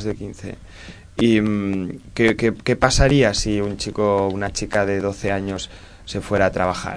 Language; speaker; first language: Spanish; native; Spanish